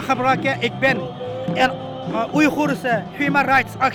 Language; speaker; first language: Dutch; non-native, learner; Uyghur